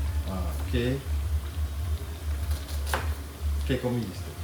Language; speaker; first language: Spanish; non-native, learner; English